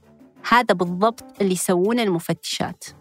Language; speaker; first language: Arabic; native; Arabic